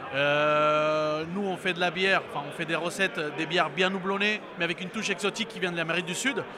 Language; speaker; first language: French; non-native, fluent; Spanish